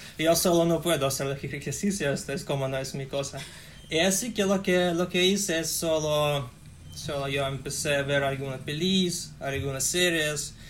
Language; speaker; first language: Spanish; non-native, learner; Russian